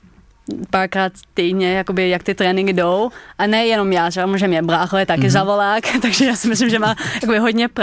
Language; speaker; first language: Czech; early bilingual, heritage; Dutch